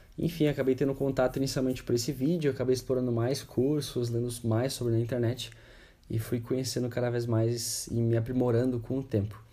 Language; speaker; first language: Portuguese; native; Portuguese